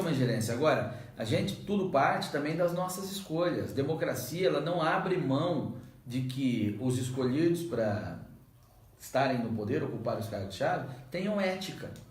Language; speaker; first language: Portuguese; native; Portuguese